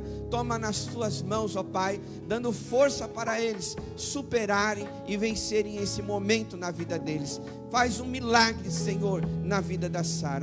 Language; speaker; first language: Portuguese; native; Portuguese